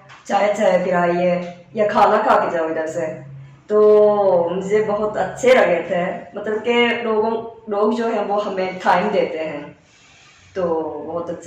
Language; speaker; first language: Hindi; non-native, fluent; Japanese